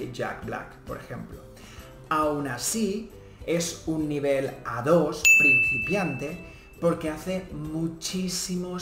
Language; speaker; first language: Spanish; native; Spanish